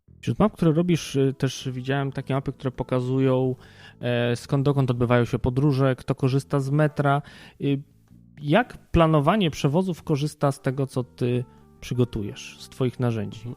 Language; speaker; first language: Polish; native; Polish